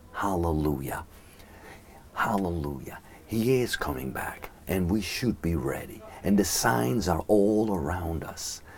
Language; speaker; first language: English; native; English